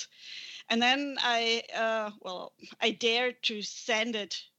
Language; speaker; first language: English; non-native, fluent; German